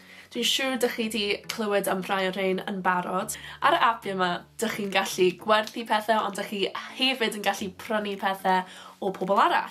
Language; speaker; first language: Welsh; non-native, local second language; English